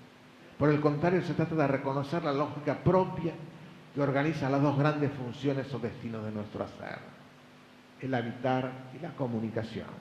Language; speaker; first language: Spanish; native; Spanish